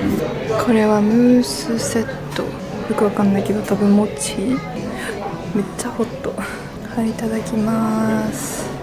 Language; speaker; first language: Japanese; non-native, learner; French